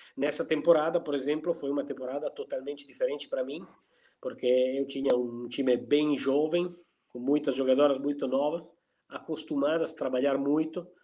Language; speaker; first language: Portuguese; non-native, fluent; Italian